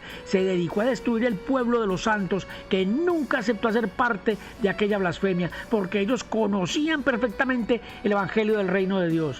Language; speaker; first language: Spanish; native; Spanish